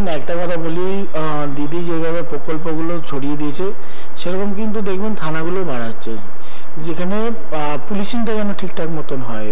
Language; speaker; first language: Bangla; native; Bangla